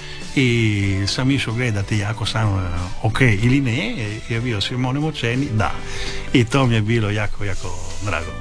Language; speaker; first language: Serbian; early bilingual, heritage; Italian